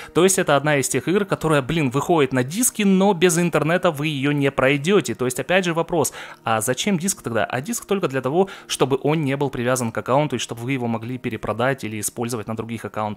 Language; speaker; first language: Russian; native; Russian